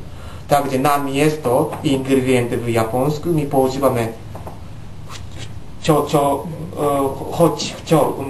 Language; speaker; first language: Slovak; non-native, learner; Japanese